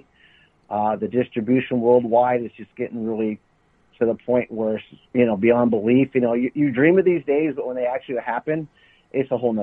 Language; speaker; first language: English; native; English